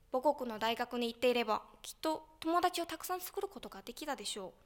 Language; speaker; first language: Japanese; non-native, fluent; Chinese